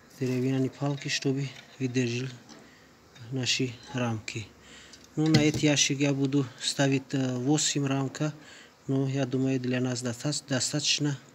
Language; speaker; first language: Russian; non-native, learner; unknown